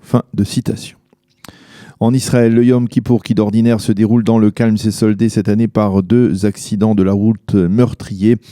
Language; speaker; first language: French; native; French